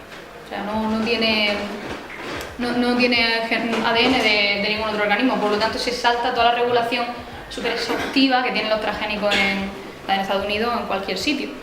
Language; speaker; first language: Spanish; native; Spanish